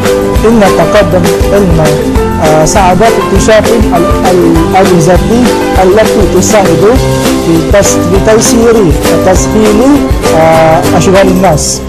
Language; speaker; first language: Arabic; non-native, learner; Malay